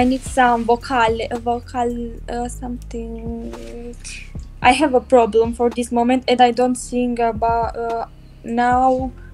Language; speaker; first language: English; non-native, learner; Romanian